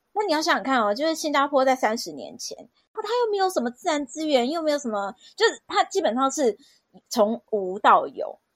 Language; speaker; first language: Chinese; native; Chinese